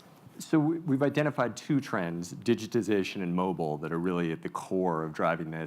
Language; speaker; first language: English; native; English